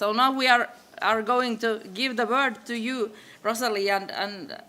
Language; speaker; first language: English; non-native, fluent; Finnish